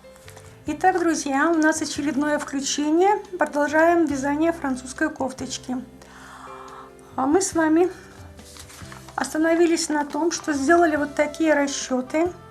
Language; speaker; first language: Russian; native; Russian